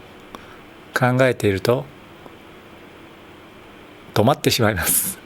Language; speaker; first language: Japanese; native; Japanese